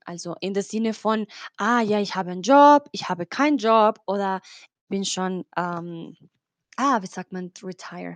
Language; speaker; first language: German; non-native, fluent; Spanish